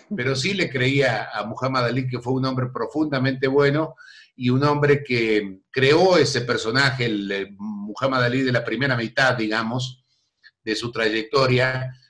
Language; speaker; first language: Spanish; native; Spanish